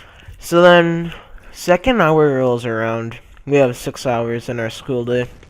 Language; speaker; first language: English; native; English